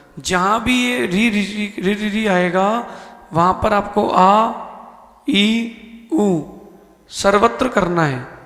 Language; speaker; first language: Hindi; native; Hindi